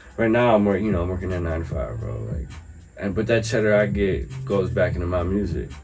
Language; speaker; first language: English; native; English